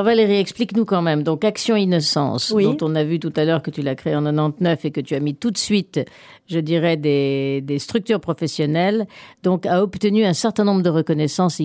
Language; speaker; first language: French; native; French